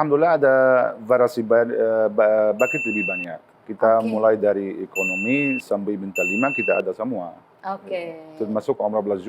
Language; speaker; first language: Indonesian; non-native, learner; Arabic